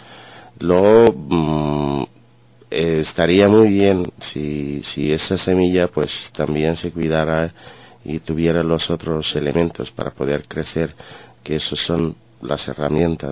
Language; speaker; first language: Spanish; non-native, fluent; Arabic